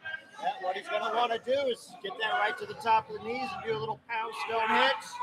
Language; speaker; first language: English; native; English